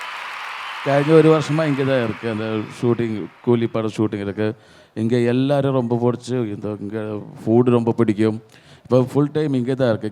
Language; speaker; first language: Tamil; non-native, learner; Malayalam